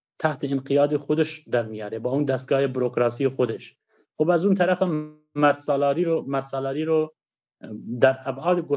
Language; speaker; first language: Persian; non-native, local second language; Kurdish